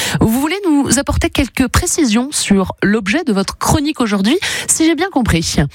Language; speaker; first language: French; native; French